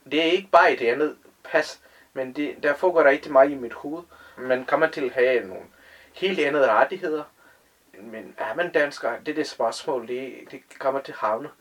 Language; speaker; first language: Danish; non-native, fluent; Tamil